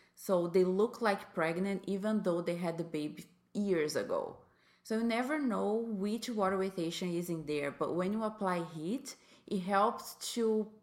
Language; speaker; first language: English; non-native, fluent; Portuguese